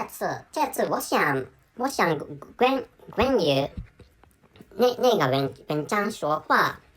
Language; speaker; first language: Chinese; non-native, learner; Japanese